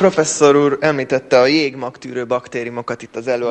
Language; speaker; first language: Hungarian; native; Hungarian